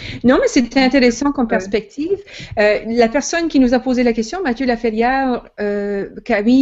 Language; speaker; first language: French; native; French